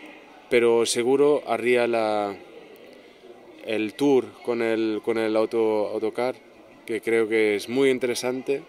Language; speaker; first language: Spanish; non-native, fluent; German